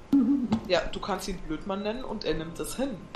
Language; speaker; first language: German; native; German